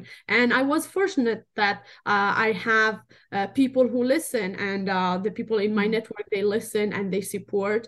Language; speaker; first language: English; non-native, fluent; Arabic